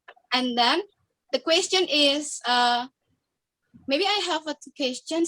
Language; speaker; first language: English; non-native, learner; Indonesian